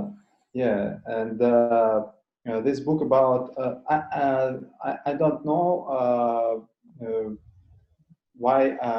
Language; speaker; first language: English; non-native, learner; Russian